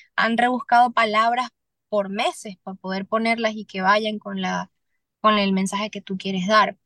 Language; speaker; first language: Spanish; native; Spanish